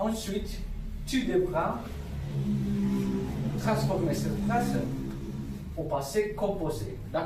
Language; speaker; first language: French; non-native, fluent; Spanish